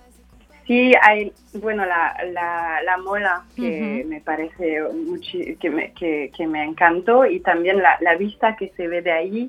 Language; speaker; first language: Spanish; non-native, fluent; French